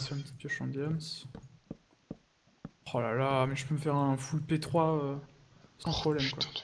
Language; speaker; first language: French; native; French